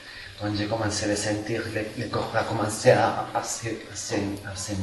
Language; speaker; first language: French; non-native, fluent; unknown